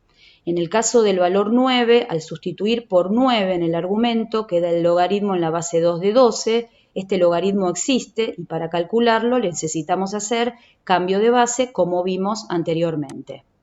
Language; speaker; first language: Spanish; native; Spanish